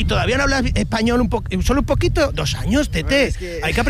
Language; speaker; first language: Spanish; native; Spanish